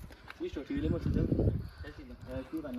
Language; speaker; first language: German; native; German